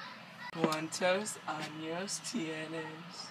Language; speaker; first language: Spanish; non-native, learner; English